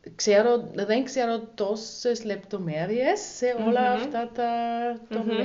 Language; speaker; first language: Greek; non-native, learner; German